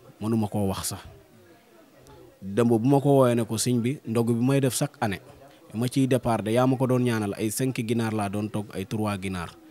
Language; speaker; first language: Wolof; non-native, local second language; Serer